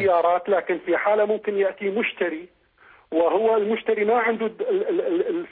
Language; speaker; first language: Arabic; native; Arabic